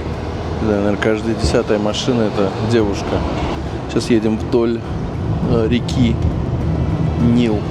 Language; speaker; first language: Russian; native; Russian